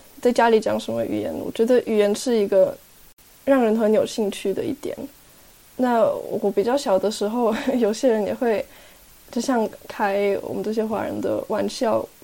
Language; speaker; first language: Chinese; early bilingual, heritage; Chinese